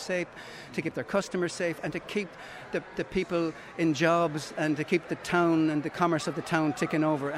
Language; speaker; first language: English; native; English